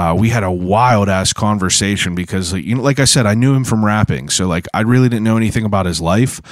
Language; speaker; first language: English; native; English